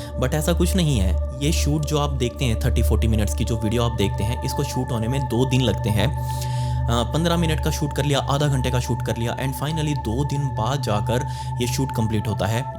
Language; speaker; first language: Hindi; native; Hindi